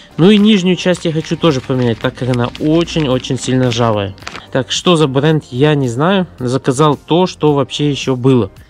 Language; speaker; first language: Russian; early bilingual, heritage; Russian